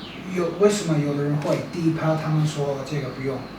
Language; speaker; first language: Chinese; non-native, fluent; English